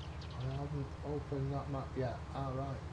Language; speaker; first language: English; native; English